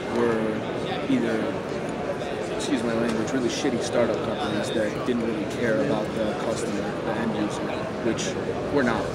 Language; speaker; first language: English; native; English